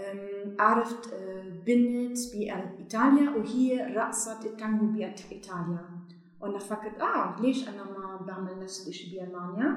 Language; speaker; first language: Arabic; non-native, learner; German